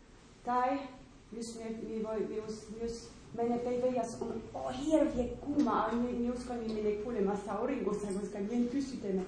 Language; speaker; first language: Finnish; non-native, learner; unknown